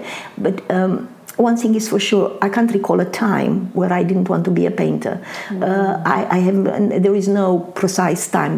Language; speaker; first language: English; non-native, fluent; Romanian